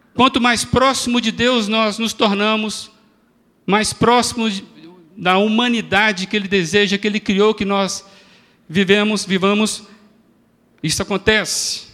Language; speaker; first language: Portuguese; native; Portuguese